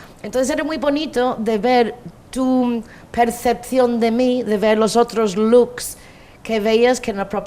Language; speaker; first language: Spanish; non-native, fluent; English